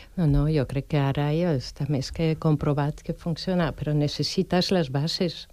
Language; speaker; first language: Catalan; non-native, fluent; French